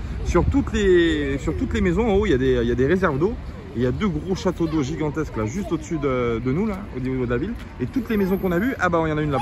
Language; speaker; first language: French; native; French